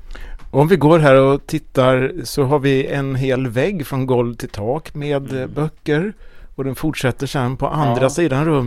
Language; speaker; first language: Swedish; native; Swedish